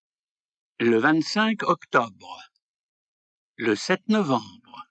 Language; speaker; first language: French; native; French